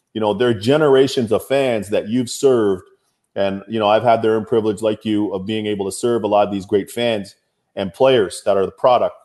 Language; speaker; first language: English; native; English